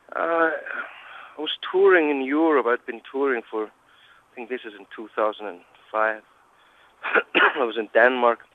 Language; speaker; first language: English; non-native, fluent; Icelandic